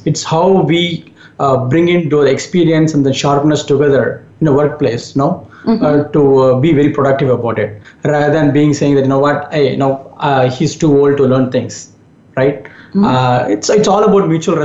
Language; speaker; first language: English; non-native, local second language; Tamil